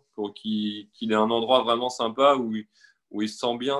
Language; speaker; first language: French; native; French